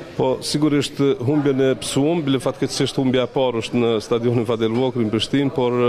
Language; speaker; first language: Albanian; native; Albanian